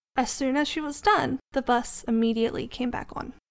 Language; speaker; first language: English; native; English